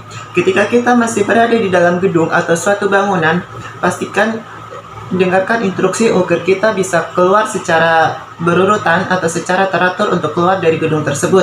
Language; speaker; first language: Indonesian; native; Indonesian